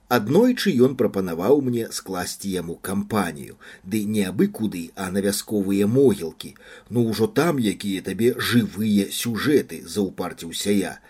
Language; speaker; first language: Belarusian; native; Belarusian